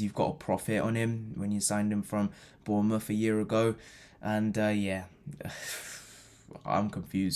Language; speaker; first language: English; native; English